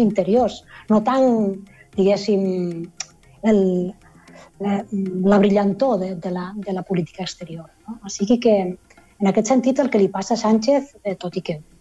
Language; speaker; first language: Catalan; native; Catalan